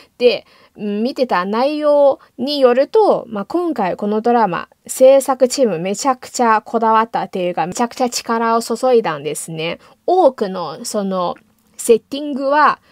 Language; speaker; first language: Japanese; non-native, fluent; Chinese